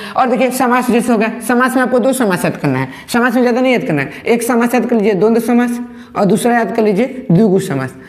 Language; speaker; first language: Hindi; native; Hindi